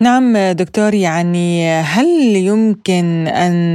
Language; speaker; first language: Arabic; native; Arabic